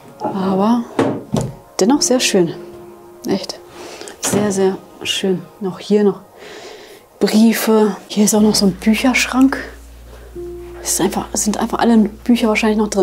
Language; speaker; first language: German; native; German